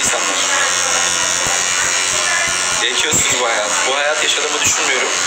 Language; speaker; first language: Turkish; native; Turkish